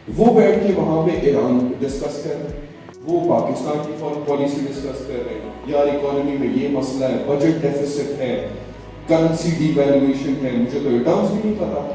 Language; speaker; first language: Urdu; non-native, local second language; Pahari-Potwari